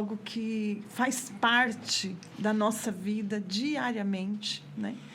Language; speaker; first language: Portuguese; native; Portuguese